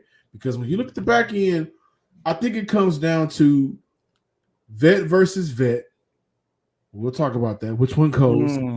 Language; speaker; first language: English; native; English